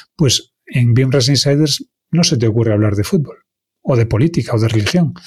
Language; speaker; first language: Spanish; non-native, local second language; Galician